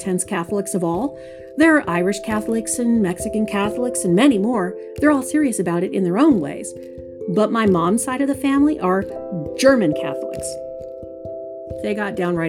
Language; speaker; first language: English; native; English